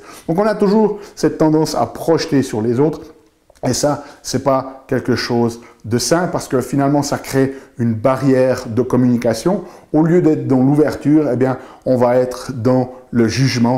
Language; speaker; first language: French; native; French